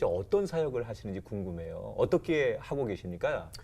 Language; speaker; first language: Korean; native; Korean